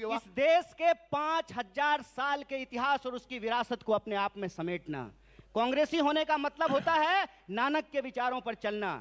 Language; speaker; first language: Hindi; native; Hindi